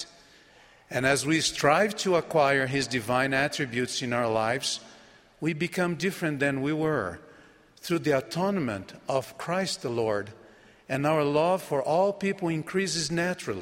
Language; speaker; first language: English; non-native, fluent; Portuguese